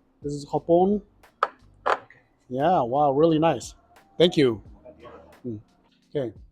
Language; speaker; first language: English; early bilingual, heritage; Hmong